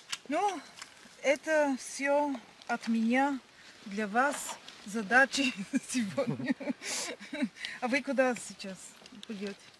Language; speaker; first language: Russian; non-native, learner; Bulgarian